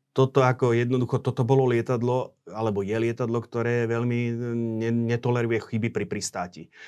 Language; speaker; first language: Slovak; native; Slovak